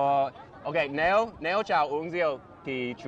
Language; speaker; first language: Vietnamese; non-native, learner; English